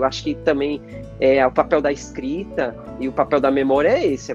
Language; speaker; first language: Portuguese; native; Portuguese